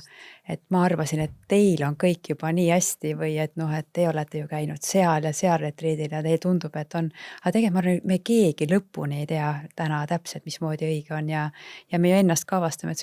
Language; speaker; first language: Estonian; native; Estonian